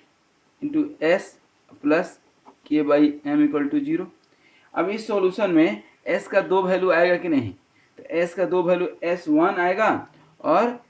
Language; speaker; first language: Hindi; native; Hindi